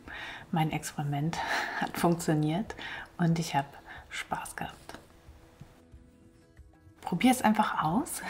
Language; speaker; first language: German; native; German